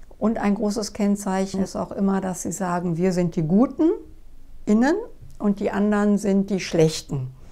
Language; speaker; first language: German; native; German